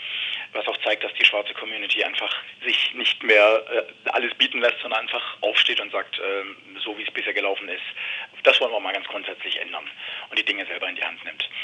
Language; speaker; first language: German; native; German